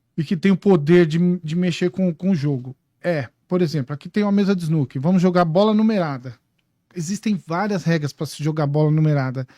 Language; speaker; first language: Portuguese; native; Portuguese